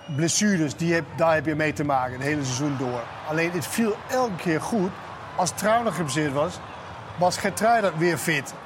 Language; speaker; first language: Dutch; non-native, fluent; Danish